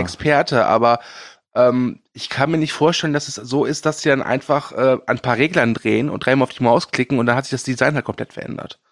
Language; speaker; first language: German; native; German